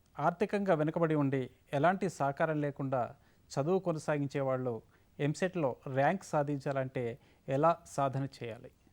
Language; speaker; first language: Telugu; native; Telugu